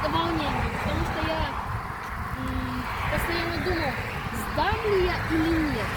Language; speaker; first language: Russian; early bilingual, other home language; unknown